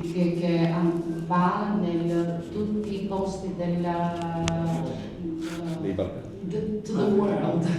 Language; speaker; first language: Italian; non-native, learner; Albanian